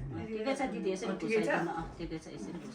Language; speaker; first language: Nepali; non-native, local second language; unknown